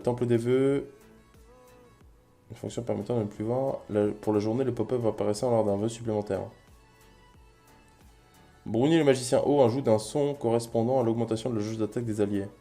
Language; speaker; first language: French; native; French